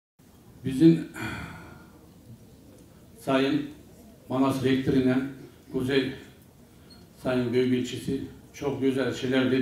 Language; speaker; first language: Turkish; early bilingual, heritage; Turkish